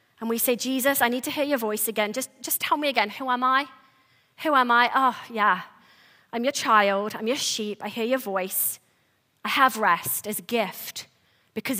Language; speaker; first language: English; native; English